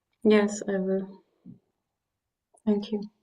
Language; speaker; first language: English; non-native, fluent; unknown